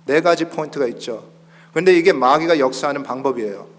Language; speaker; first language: Korean; early bilingual, heritage; Korean